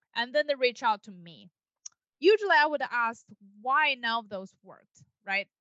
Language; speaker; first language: English; non-native, fluent; Chinese